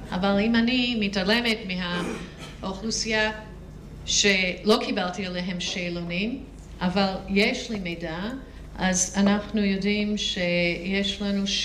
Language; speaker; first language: Hebrew; non-native, fluent; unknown